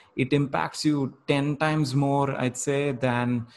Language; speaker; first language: English; non-native, local second language; Kannada